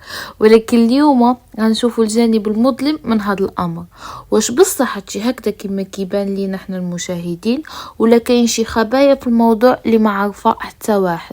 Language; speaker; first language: Arabic; native; Arabic